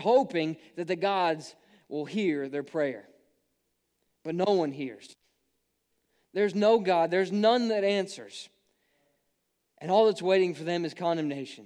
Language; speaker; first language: English; native; English